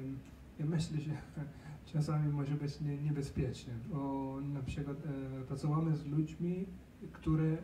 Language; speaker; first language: Polish; non-native, learner; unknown